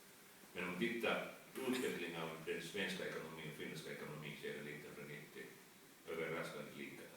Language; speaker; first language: Swedish; non-native, fluent; Finnish